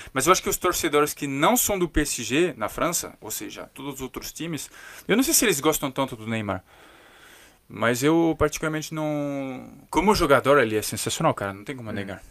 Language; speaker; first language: Portuguese; non-native, fluent; French